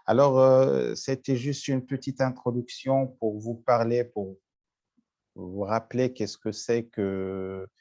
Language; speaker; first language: French; non-native, local second language; Arabic